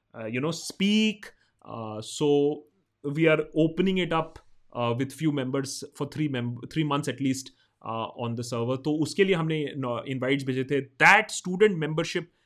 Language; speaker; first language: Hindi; non-native, local second language; Bangla